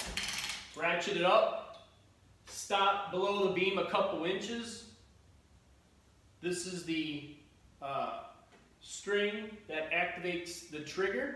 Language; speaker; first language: English; native; English